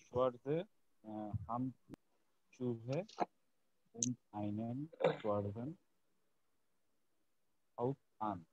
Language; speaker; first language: German; non-native, learner; Bangla